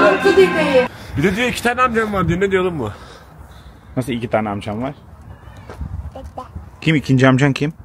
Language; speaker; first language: Turkish; native; Turkish